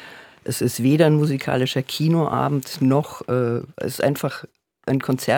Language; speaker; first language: German; native; German